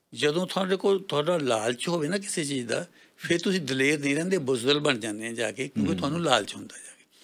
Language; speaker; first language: Punjabi; native; Punjabi